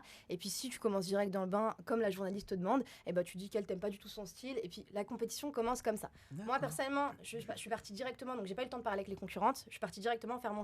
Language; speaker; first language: French; native; French